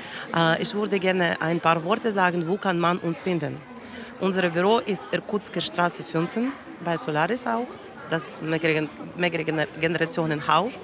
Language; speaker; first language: German; non-native, learner; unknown